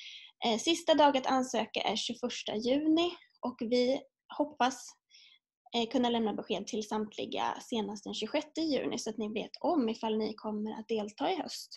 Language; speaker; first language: Swedish; native; Swedish